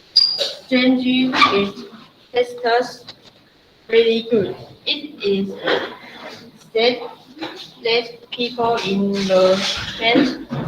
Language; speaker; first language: English; non-native, learner; Chinese